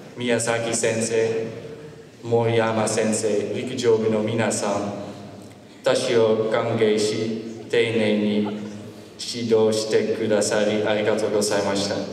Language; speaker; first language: Japanese; non-native, learner; Dutch